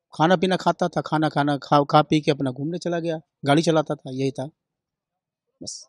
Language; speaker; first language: Hindi; native; Hindi